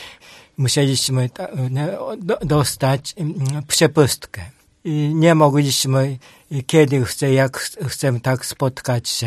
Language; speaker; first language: Polish; non-native, learner; Japanese